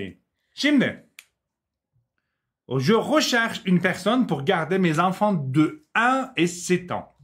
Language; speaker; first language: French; non-native, fluent; Turkish